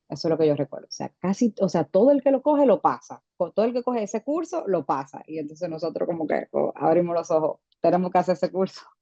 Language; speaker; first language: Spanish; early bilingual, heritage; Spanish